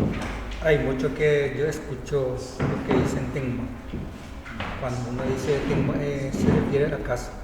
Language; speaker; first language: Spanish; non-native, local second language; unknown